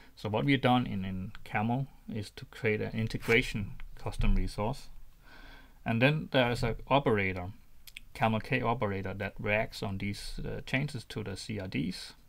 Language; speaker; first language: English; non-native, fluent; Danish